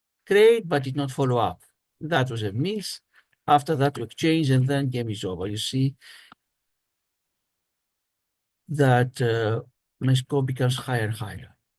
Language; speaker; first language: English; non-native, fluent; Greek